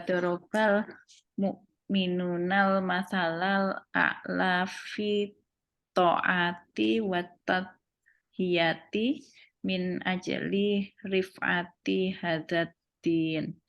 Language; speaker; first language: Arabic; non-native, learner; Indonesian